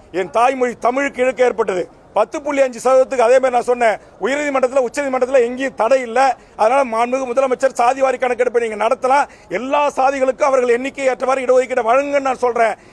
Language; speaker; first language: Tamil; native; Tamil